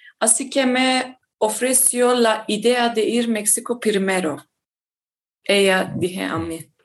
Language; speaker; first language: Spanish; non-native, learner; Turkish